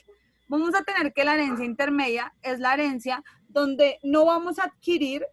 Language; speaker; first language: Spanish; native; Spanish